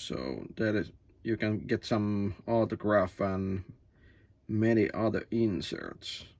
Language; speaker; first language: English; non-native, learner; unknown